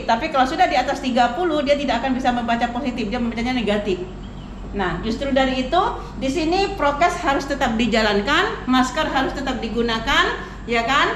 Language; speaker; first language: Indonesian; native; Indonesian